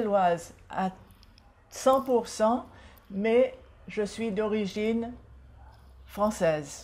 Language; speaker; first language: French; non-native, local second language; Seselwa Creole French